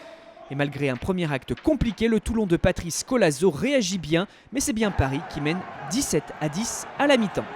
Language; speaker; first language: French; native; French